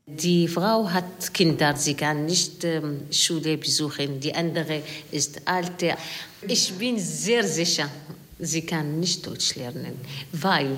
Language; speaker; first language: German; non-native, learner; Arabic